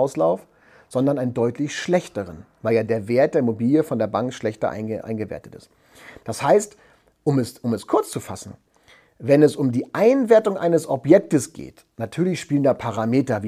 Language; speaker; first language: German; native; German